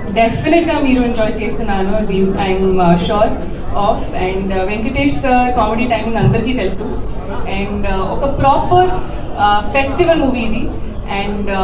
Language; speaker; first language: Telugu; non-native, learner; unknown